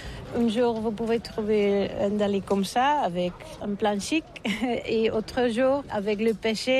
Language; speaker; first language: French; non-native, learner; Catalan